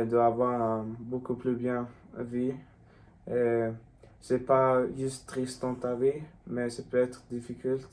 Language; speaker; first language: French; non-native, learner; Swedish